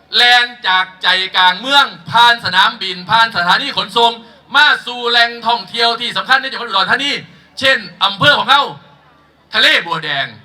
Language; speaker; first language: Thai; native; Thai